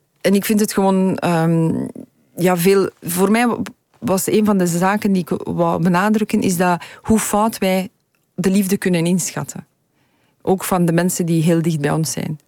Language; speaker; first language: Dutch; early bilingual, other home language; Polish